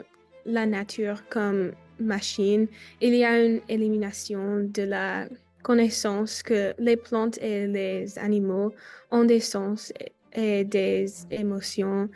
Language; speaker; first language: French; non-native, learner; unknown